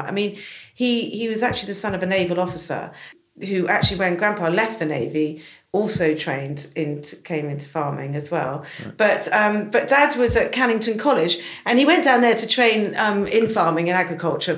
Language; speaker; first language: English; native; English